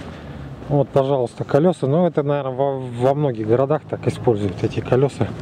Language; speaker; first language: Russian; native; Russian